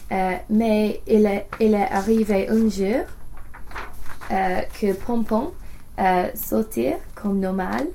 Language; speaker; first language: French; non-native, learner; English